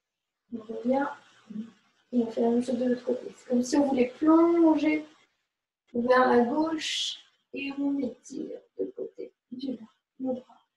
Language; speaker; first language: French; native; French